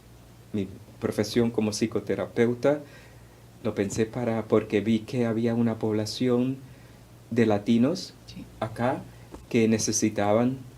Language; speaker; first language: Spanish; early bilingual, heritage; Spanish